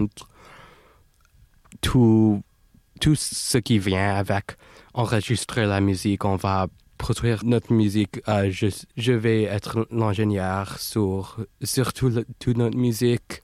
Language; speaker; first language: French; non-native, fluent; English